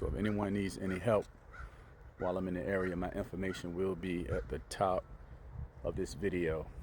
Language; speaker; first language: English; native; English